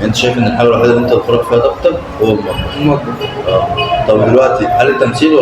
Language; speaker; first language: Arabic; native; Arabic